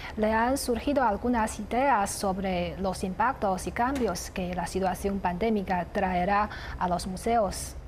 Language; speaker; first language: Spanish; non-native, fluent; Chinese